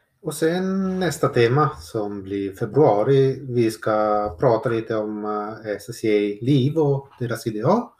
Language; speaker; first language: Swedish; non-native, fluent; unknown